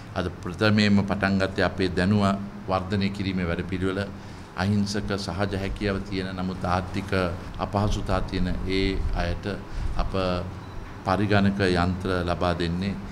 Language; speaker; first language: Sinhala; native; Sinhala